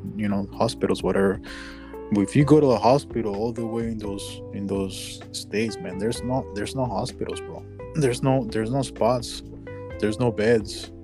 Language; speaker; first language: English; non-native, fluent; Spanish